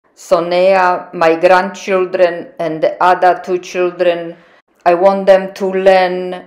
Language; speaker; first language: English; non-native, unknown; Polish